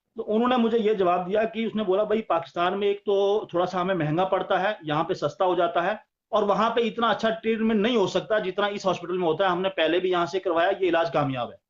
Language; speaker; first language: Urdu; non-native, local second language; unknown